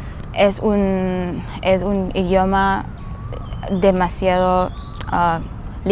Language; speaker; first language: Spanish; non-native, learner; English